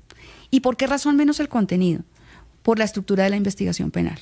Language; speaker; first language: Spanish; native; Spanish